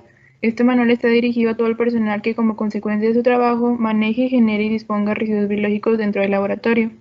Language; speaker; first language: Spanish; native; Spanish